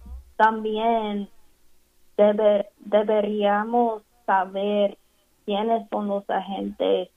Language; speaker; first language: Spanish; non-native, fluent; English